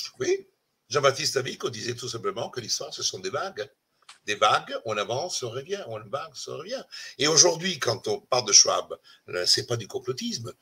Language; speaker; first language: French; non-native, fluent; Italian